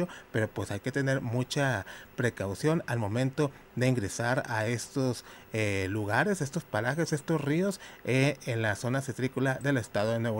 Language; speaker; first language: Spanish; native; Spanish